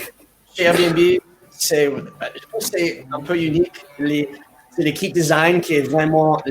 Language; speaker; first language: French; non-native, fluent; English